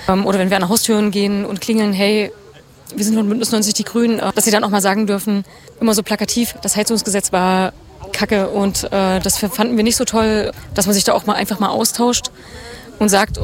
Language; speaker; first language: German; native; German